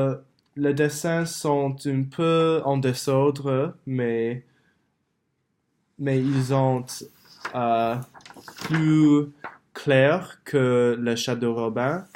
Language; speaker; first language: French; non-native, learner; English